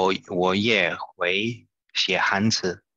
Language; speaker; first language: Chinese; non-native, learner; Spanish